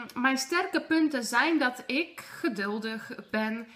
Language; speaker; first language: Dutch; non-native, fluent; Polish